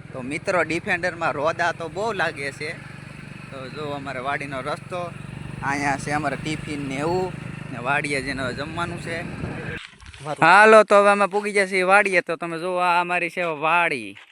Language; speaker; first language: Gujarati; native; Gujarati